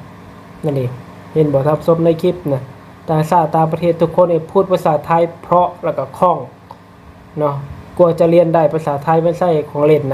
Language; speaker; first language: Thai; non-native, local second language; Lao